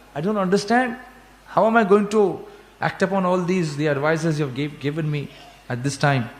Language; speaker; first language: English; non-native, local second language; Urdu